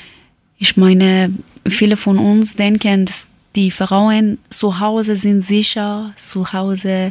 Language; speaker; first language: German; non-native, learner; Persian